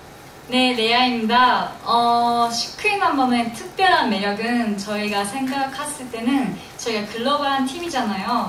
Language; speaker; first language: Korean; non-native, fluent; Japanese